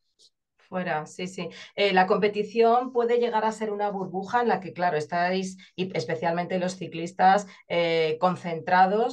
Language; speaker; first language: Spanish; native; Spanish